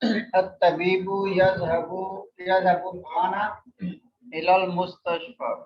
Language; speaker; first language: Arabic; non-native, learner; Urdu